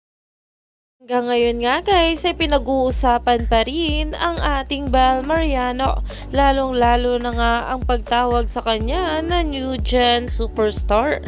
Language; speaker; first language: Filipino; native; Filipino